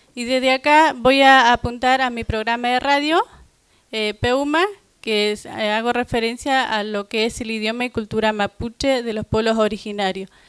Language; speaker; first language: Spanish; non-native, local second language; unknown